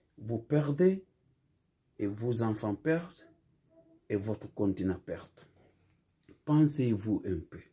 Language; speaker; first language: French; non-native, local second language; Fula